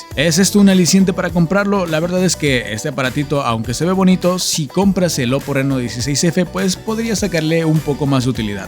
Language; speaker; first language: Spanish; native; Spanish